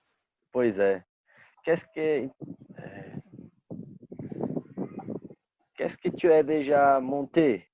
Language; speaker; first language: French; non-native, learner; Portuguese